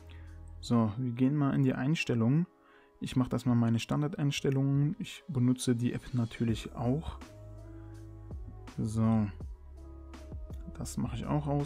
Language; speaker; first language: German; native; German